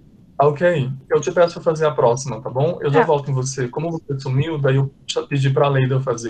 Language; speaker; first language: Portuguese; native; Portuguese